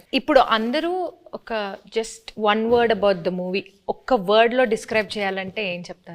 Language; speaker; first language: Telugu; native; Telugu